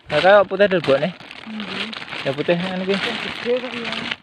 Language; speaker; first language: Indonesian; non-native, local second language; Javanese